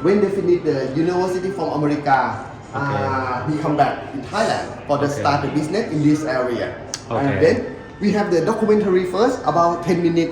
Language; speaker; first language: English; non-native, learner; Thai